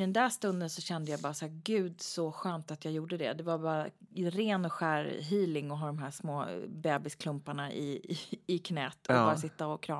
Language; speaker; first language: Swedish; native; Swedish